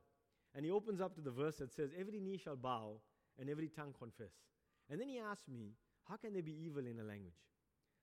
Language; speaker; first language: English; native; English